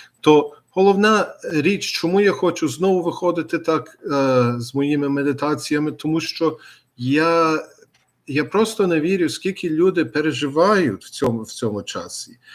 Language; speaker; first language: Ukrainian; early bilingual, heritage; Ukrainian